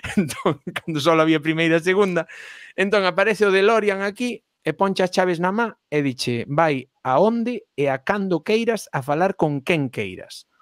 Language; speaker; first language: Galician; non-native, local second language; Spanish